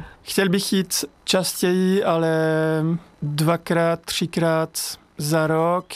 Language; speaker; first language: Czech; non-native, learner; French